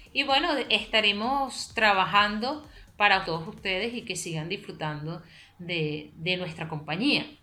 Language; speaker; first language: Spanish; native; Spanish